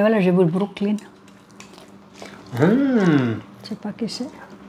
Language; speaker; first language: French; non-native, learner; Indonesian